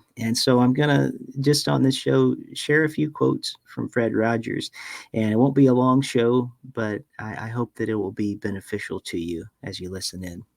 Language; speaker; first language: English; native; English